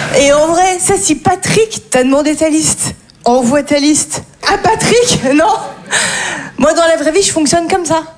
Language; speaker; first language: French; native; French